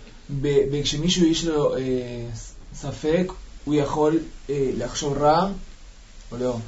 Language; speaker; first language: Hebrew; non-native, learner; Spanish